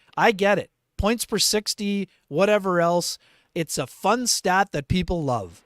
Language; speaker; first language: English; native; English